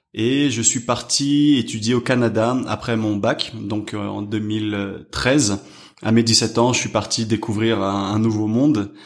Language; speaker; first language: French; native; French